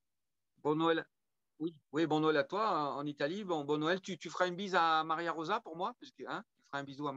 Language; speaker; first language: French; native; French